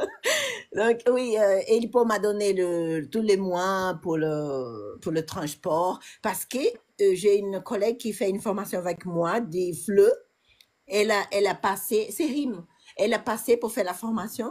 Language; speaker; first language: French; non-native, learner; Portuguese